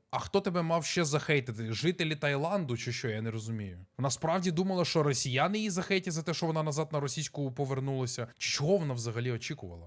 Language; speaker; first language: Ukrainian; native; Ukrainian